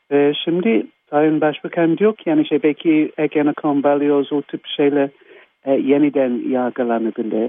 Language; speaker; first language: Turkish; non-native, fluent; English